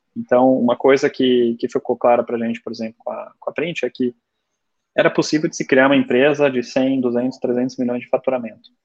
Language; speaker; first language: Portuguese; early bilingual, other home language; German